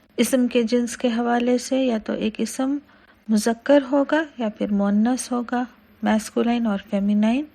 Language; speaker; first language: Urdu; native; Urdu